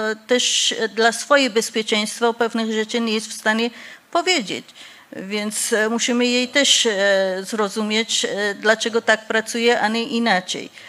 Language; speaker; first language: Polish; non-native, fluent; Persian